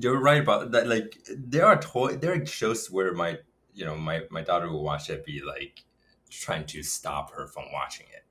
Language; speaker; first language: English; non-native, fluent; Chinese